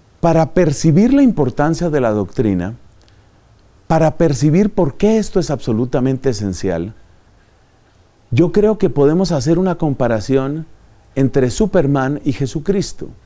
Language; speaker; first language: Spanish; native; Spanish